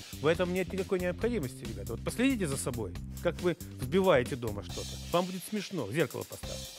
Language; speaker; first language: Russian; native; Russian